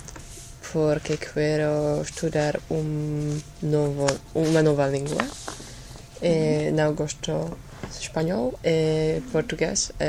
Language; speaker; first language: Portuguese; non-native, learner; Slovak